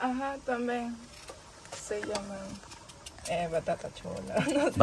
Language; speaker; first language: Portuguese; non-native, learner; Spanish